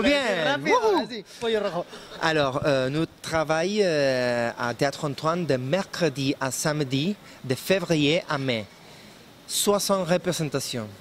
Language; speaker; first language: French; non-native, learner; Spanish